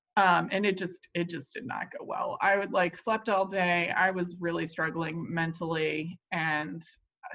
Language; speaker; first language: English; native; English